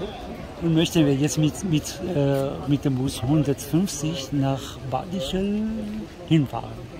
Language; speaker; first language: German; non-native, learner; Persian